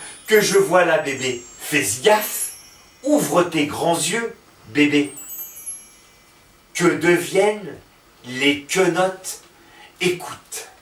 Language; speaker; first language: French; native; French